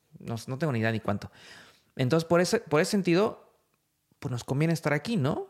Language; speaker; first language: Spanish; native; Spanish